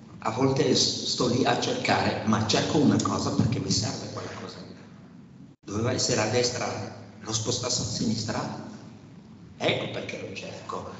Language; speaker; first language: Italian; non-native, fluent; Wolof